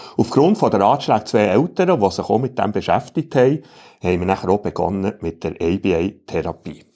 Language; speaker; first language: German; native; German